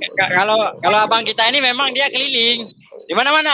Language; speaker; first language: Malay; non-native, local second language; Achinese